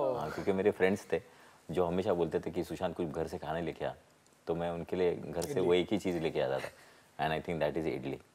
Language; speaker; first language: Hindi; non-native, local second language; Tulu